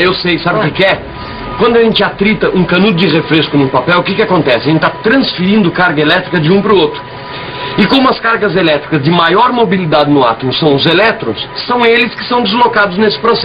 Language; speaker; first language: Portuguese; native; Portuguese